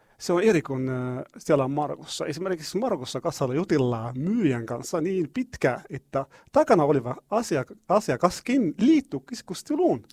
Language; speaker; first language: Finnish; non-native, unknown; Arabic